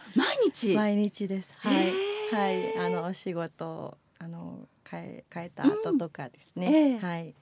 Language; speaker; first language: Japanese; non-native, learner; Indonesian